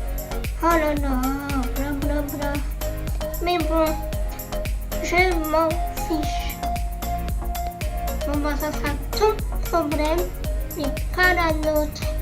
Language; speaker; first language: French; native; French